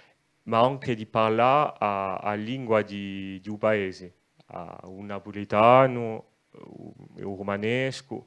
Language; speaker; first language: Italian; non-native, local second language; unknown